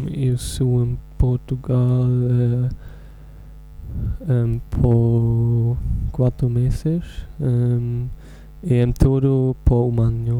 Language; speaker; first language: Portuguese; non-native, learner; German